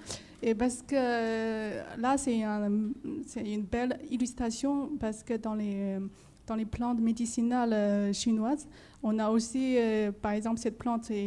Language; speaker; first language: French; non-native, fluent; Chinese